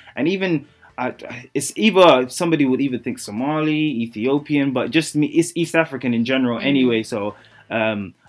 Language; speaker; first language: English; native; English